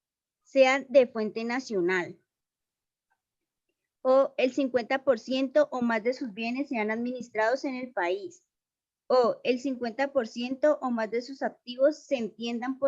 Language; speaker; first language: Spanish; native; Spanish